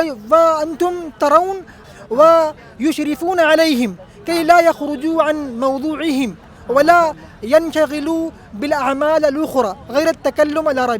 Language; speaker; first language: Arabic; non-native, fluent; Urdu